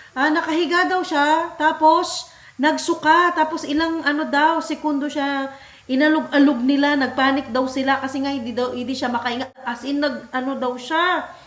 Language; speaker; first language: Filipino; non-native, local second language; Pampanga